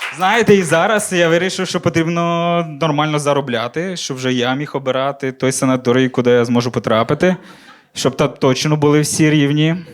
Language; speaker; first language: Ukrainian; native; Ukrainian